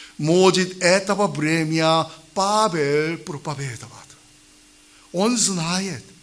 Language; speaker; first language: Russian; non-native, learner; Korean